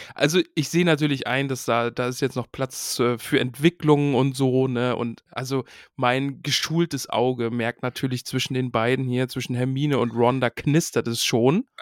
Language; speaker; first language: German; native; German